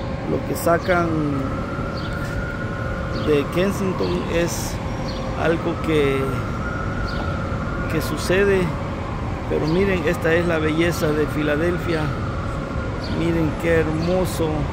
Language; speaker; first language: Spanish; native; Spanish